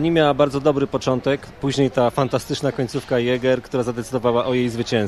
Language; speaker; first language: Polish; native; Polish